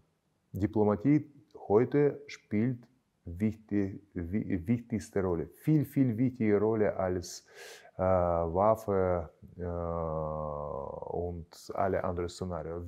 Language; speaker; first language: German; non-native, fluent; Russian